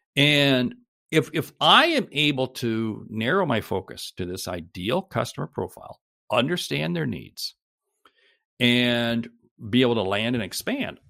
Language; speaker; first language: English; native; English